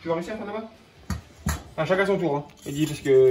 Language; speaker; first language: French; native; French